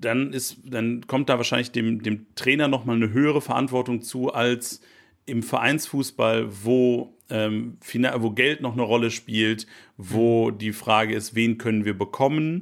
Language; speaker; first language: German; native; German